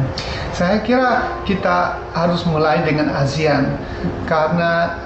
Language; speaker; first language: Indonesian; non-native, fluent; English